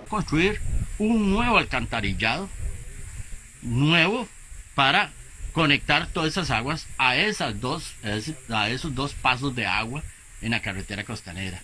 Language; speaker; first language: Spanish; native; Spanish